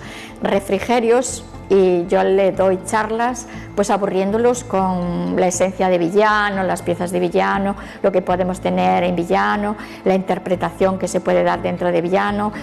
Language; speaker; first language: Spanish; native; Spanish